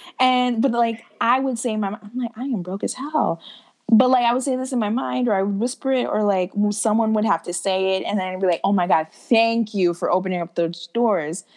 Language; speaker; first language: English; native; English